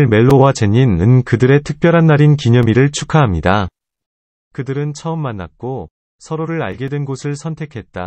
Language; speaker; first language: Korean; non-native, learner; Filipino